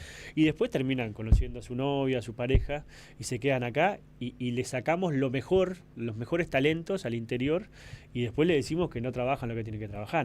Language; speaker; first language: Spanish; native; Spanish